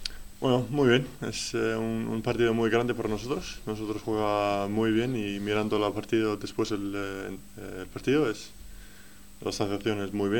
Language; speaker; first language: Spanish; non-native, learner; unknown